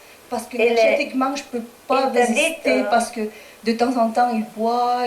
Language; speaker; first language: French; non-native, learner; Spanish